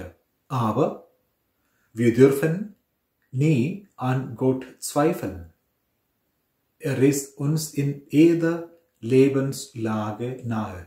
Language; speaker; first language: German; non-native, fluent; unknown